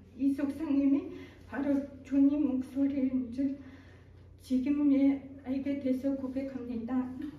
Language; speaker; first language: Korean; non-native, fluent; Mongolian